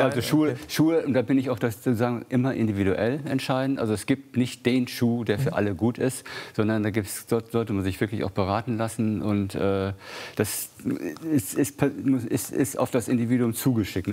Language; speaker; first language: German; native; German